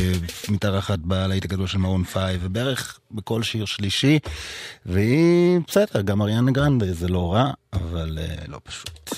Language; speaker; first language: Hebrew; native; Hebrew